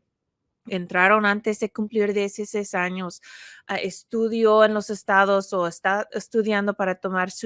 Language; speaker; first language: Spanish; non-native, fluent; English